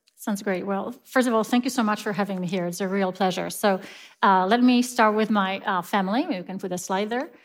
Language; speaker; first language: English; non-native, fluent; Polish